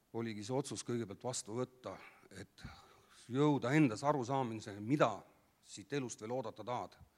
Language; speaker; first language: Estonian; native; Estonian